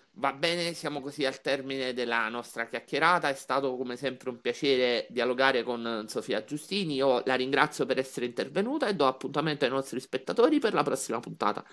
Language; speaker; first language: Italian; native; Italian